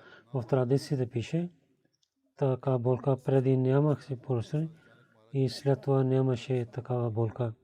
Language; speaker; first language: Bulgarian; non-native, learner; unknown